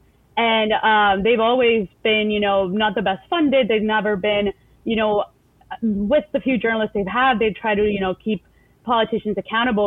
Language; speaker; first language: English; non-native, fluent; Spanish